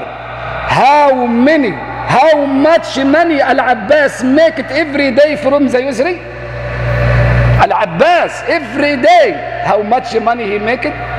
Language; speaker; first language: English; non-native, learner; Arabic